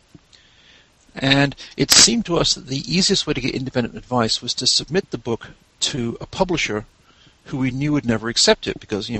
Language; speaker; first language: English; native; English